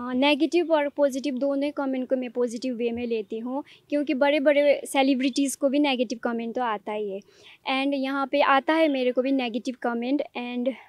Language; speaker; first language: Hindi; non-native, local second language; Nepali